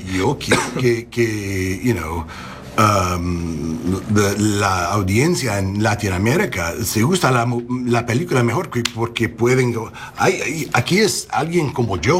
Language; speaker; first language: Spanish; non-native, learner; English